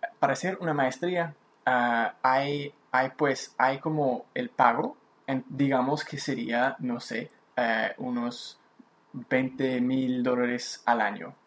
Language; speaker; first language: Spanish; native; Spanish